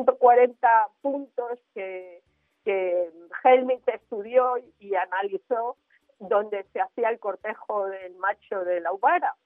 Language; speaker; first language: Spanish; native; Spanish